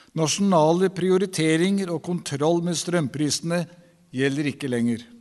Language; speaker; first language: Norwegian; native; Norwegian